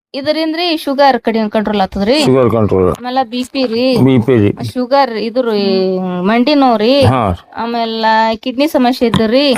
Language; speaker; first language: Kannada; native; Kannada